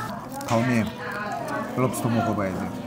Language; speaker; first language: Korean; non-native, fluent; Russian